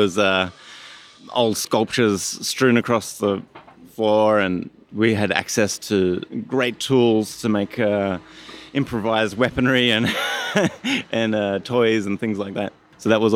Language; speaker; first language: English; native; English